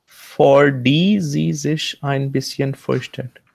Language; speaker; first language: German; non-native, learner; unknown